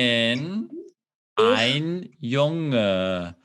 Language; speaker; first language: German; non-native, fluent; English